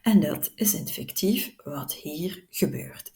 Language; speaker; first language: Dutch; non-native, local second language; French